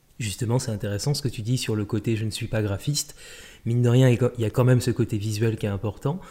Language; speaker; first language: French; native; French